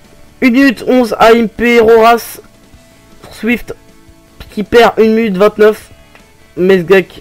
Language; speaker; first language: French; native; French